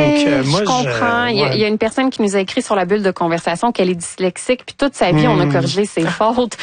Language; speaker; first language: French; native; French